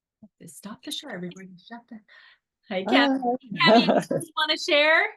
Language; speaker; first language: English; native; English